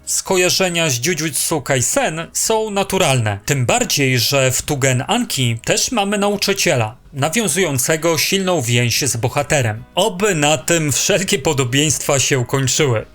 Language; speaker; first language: Polish; native; Polish